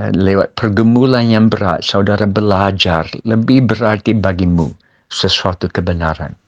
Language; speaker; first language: Malay; non-native, fluent; English